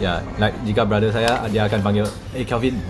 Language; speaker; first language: Indonesian; non-native, learner; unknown